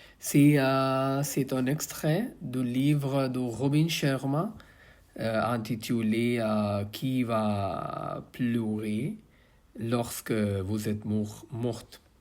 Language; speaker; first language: French; non-native, learner; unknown